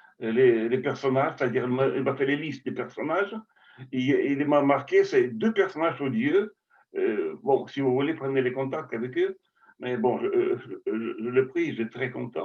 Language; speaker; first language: French; non-native, fluent; Russian